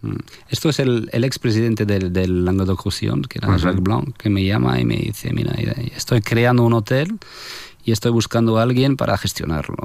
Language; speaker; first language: Spanish; non-native, fluent; French